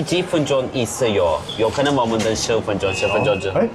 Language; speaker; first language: Chinese; non-native, fluent; Turkish